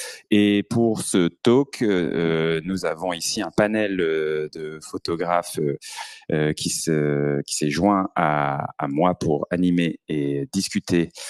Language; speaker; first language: French; native; French